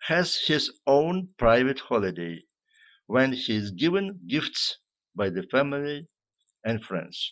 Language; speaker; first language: English; non-native, fluent; Ukrainian